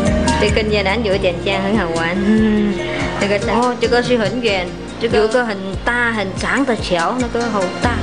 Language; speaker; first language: Chinese; non-native, learner; Vietnamese